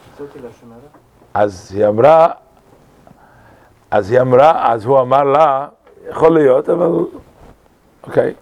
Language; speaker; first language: Hebrew; non-native, fluent; English